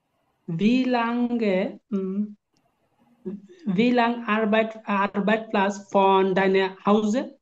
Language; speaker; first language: German; non-native, learner; Bangla